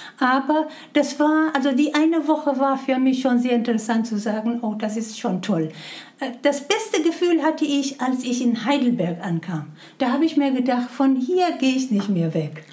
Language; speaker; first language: German; non-native, fluent; Persian